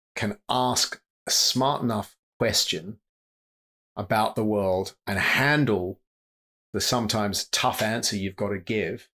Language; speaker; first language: English; native; English